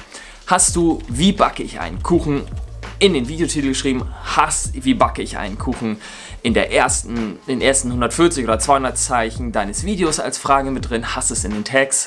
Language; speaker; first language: German; native; German